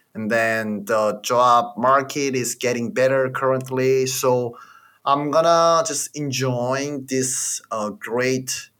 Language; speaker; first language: English; non-native, fluent; Korean